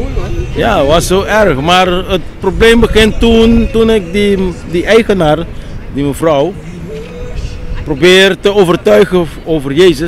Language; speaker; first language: Dutch; non-native, local second language; Papiamento